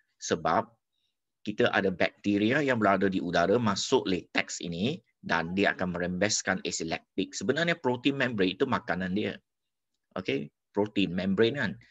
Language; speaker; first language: Malay; non-native, local second language; Chinese